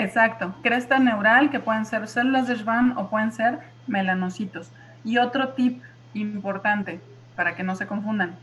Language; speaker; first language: Spanish; native; Spanish